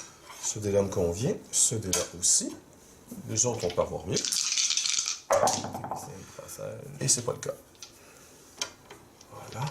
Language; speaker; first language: French; native; French